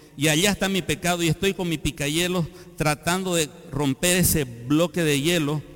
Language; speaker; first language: Spanish; native; Spanish